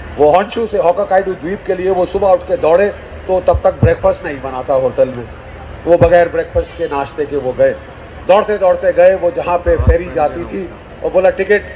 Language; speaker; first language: Hindi; native; Hindi